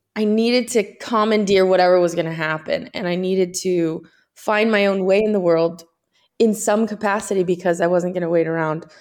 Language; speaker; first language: English; early bilingual, other home language; Spanish